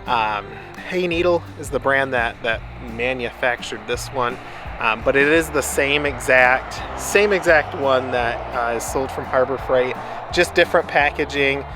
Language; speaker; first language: English; native; English